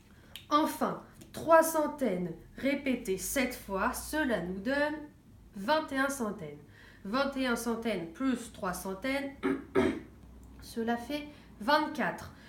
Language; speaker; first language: French; native; French